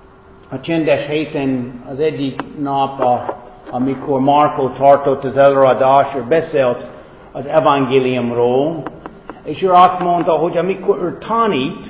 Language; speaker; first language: Hungarian; non-native, fluent; English